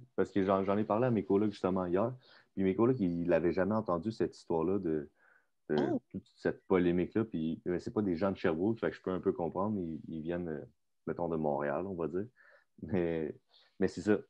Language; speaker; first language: French; native; French